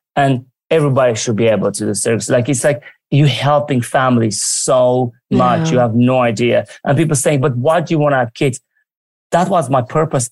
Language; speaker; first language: English; early bilingual, other home language; Armenian